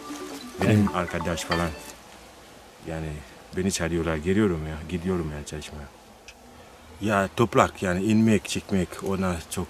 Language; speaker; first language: Turkish; non-native, learner; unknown